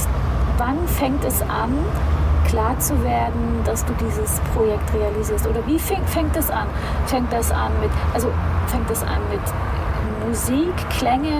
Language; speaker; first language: German; native; German